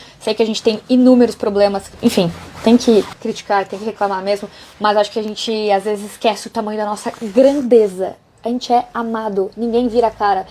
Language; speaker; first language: Portuguese; native; Portuguese